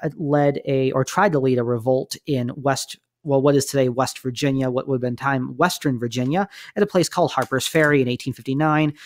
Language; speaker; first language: English; native; English